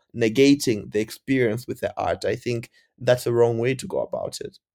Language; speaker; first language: English; non-native, local second language; Bemba